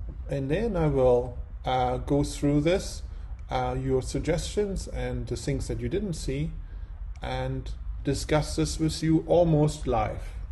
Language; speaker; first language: English; non-native, fluent; German